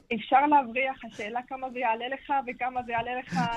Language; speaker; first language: Hebrew; early bilingual, heritage; Arabic